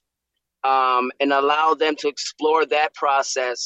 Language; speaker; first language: English; native; English